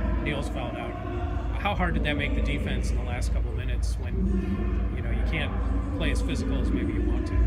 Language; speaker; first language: English; native; English